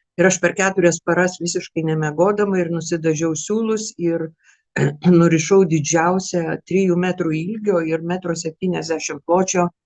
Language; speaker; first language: Lithuanian; native; Lithuanian